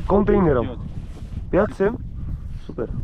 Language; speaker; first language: Russian; non-native, learner; Georgian